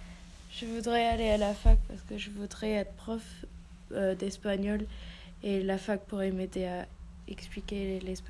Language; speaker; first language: French; non-native, learner; English